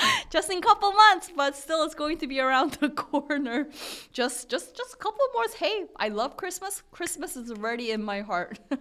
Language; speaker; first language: English; non-native, fluent; Korean